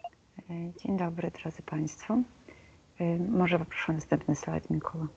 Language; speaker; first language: Polish; non-native, fluent; Belarusian